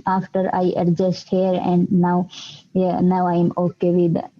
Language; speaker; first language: English; non-native, learner; Hindi